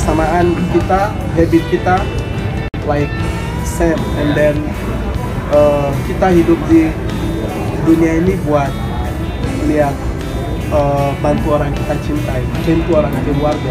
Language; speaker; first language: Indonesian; non-native, learner; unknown